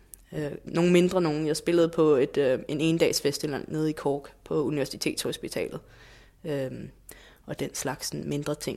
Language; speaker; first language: Danish; native; Danish